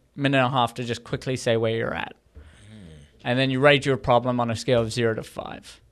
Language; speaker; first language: English; native; English